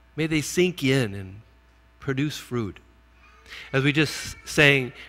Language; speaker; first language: English; native; English